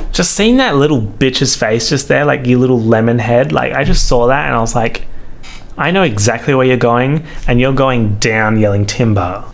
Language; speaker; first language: English; native; English